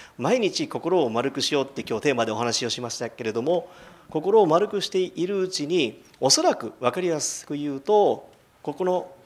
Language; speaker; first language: Japanese; native; Japanese